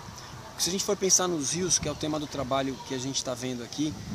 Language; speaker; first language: Portuguese; native; Portuguese